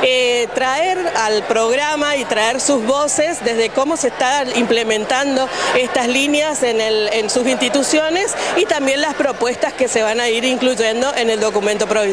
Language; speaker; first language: Spanish; native; Spanish